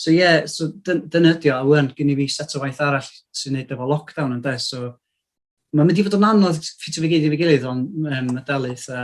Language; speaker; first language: Welsh; native; Welsh